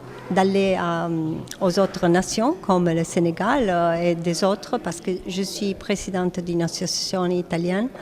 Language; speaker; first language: French; non-native, fluent; Italian